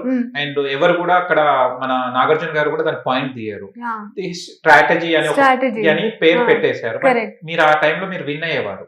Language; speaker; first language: Telugu; native; Telugu